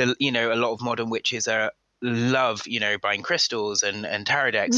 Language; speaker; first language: English; native; English